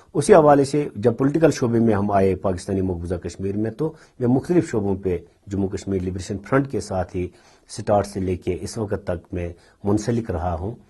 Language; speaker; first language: Urdu; non-native, local second language; Kashmiri